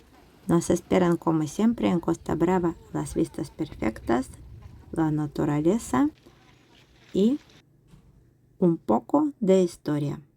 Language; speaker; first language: Spanish; non-native, fluent; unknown